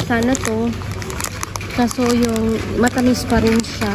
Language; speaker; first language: Filipino; native; Filipino